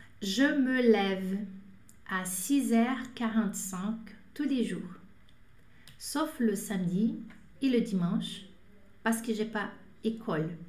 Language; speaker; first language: French; non-native, fluent; Portuguese